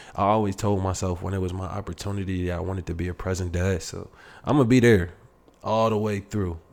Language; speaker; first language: English; native; English